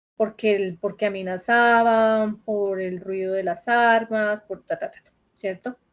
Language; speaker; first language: Spanish; native; Spanish